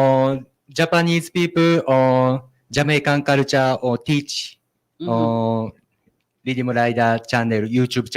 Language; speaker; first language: English; non-native, learner; Japanese